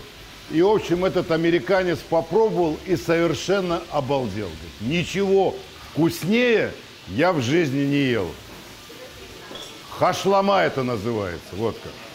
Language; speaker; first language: Russian; native; Russian